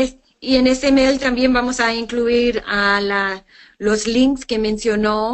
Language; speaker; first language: Spanish; non-native, fluent; English